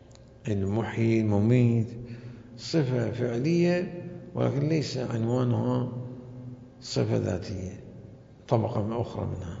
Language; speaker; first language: Arabic; native; Arabic